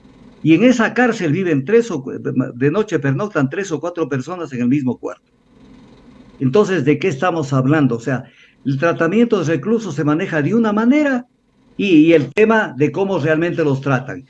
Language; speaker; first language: Spanish; native; Spanish